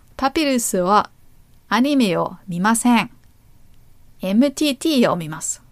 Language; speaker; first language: Japanese; non-native, learner; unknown